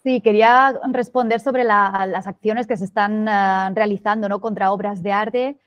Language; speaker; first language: Spanish; non-native, local second language; Catalan